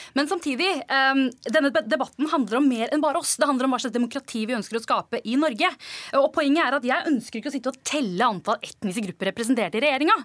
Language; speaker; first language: Norwegian; early bilingual, other home language; Tamil